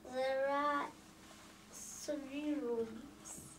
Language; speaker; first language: English; non-native, learner; Russian